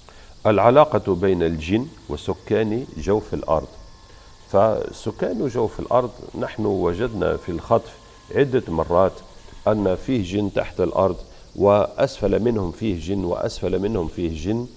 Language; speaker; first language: Arabic; native; Arabic